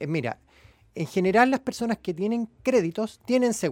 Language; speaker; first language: Spanish; native; Spanish